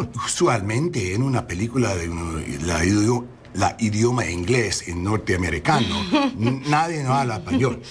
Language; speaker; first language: Spanish; early bilingual, heritage; Spanish